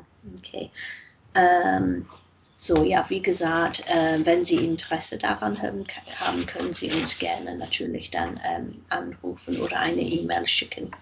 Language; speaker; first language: German; non-native, fluent; English